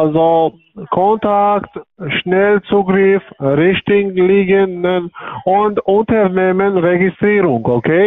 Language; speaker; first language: German; non-native, learner; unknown